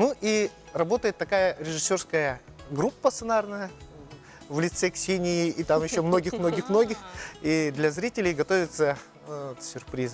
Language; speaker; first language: Russian; non-native, local second language; Yakut